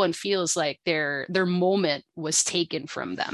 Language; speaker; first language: English; non-native, local second language; Filipino